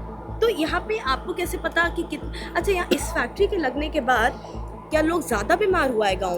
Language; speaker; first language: Hindi; native; Hindi